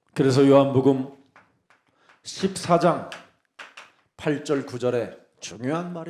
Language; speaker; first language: Korean; native; Korean